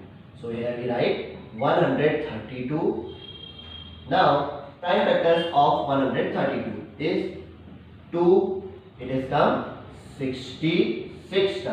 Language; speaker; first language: English; non-native, local second language; Hindi